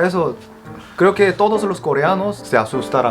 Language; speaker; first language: Spanish; non-native, fluent; Korean